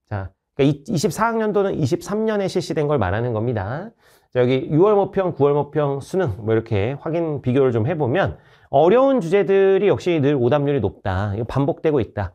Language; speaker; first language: Korean; native; Korean